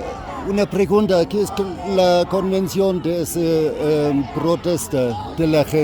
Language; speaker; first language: Spanish; non-native, fluent; German